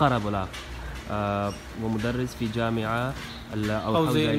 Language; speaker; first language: Arabic; non-native, fluent; Urdu